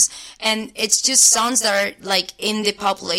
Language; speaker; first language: English; non-native, fluent; Spanish